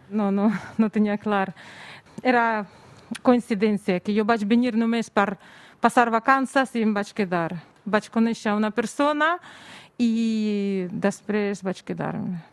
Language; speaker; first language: Catalan; non-native, fluent; Russian